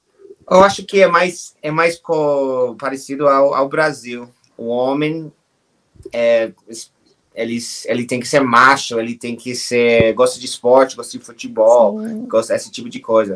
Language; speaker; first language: Portuguese; non-native, fluent; English